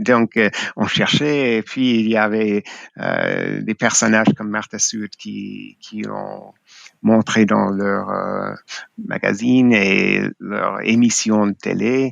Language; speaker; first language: French; non-native, fluent; English